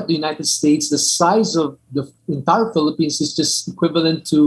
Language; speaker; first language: English; non-native, local second language; Min Nan Chinese